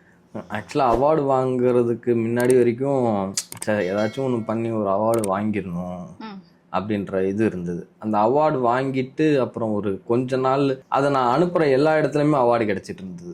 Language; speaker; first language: Tamil; native; Tamil